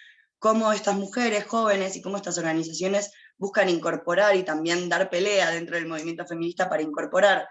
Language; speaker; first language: Spanish; native; Spanish